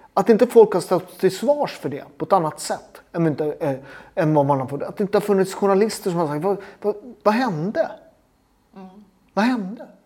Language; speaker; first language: Swedish; native; Swedish